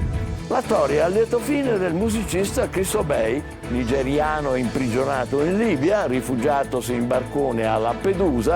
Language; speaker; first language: Italian; native; Italian